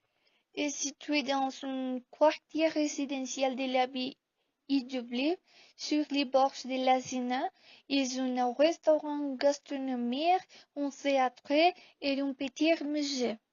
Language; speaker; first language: French; non-native, learner; Spanish